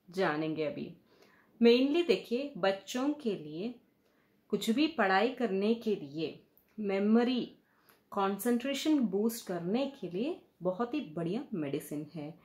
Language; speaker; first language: Hindi; non-native, local second language; Kannada